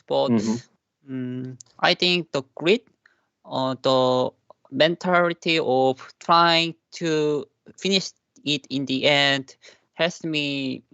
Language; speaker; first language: English; non-native, learner; Korean